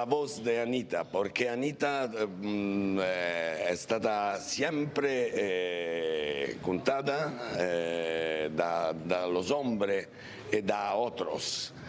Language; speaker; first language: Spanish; non-native, learner; Italian